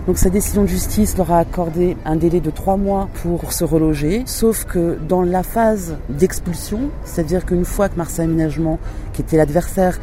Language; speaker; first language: French; native; French